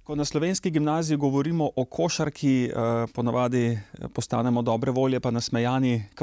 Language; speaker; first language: Slovenian; native; Slovenian